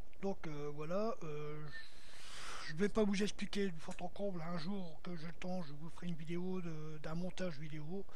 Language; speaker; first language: French; native; French